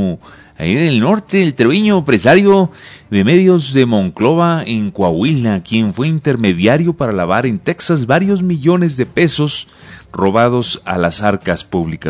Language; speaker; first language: Spanish; native; Spanish